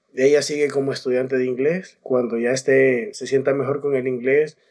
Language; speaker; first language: Spanish; native; Spanish